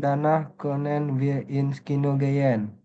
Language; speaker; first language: German; non-native, learner; Indonesian